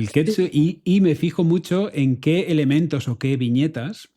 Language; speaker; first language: Spanish; native; Spanish